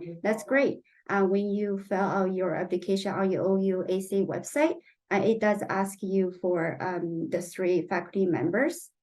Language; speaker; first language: English; non-native, fluent; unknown